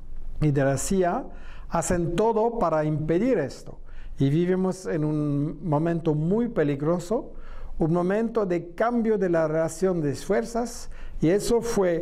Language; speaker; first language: Spanish; non-native, fluent; French